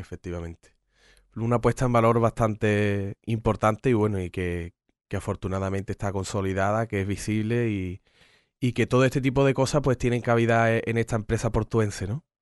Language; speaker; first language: Spanish; native; Spanish